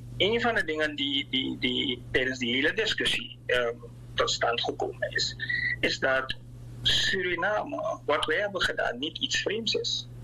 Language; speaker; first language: Dutch; native; Dutch